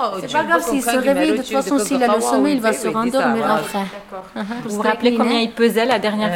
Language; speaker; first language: French; native; French